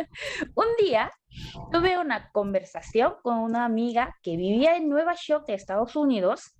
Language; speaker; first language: Spanish; non-native, learner; Korean